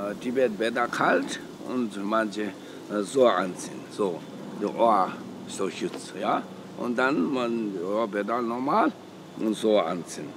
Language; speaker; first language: German; non-native, learner; Tibetan